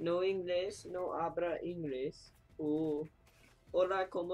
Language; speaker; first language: Spanish; non-native, learner; English